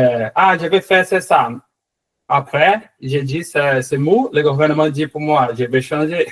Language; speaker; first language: French; non-native, learner; Portuguese